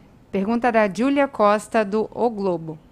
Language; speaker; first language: Portuguese; native; Portuguese